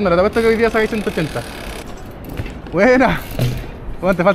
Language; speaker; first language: Spanish; native; Spanish